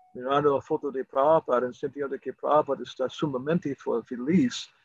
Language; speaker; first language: Spanish; non-native, fluent; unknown